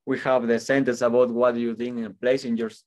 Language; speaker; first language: English; non-native, fluent; Spanish